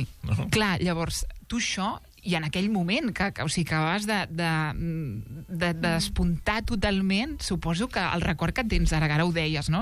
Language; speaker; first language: Catalan; native; Catalan